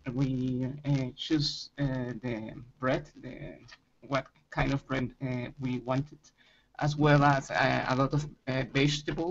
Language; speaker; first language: English; non-native, learner; Spanish